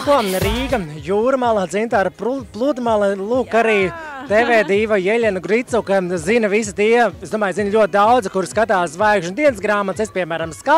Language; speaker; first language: Latvian; native; Latvian